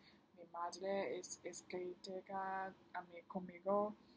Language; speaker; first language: Spanish; non-native, learner; Chinese